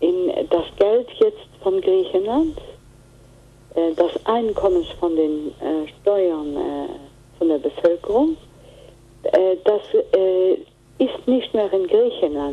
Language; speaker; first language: German; non-native, fluent; Greek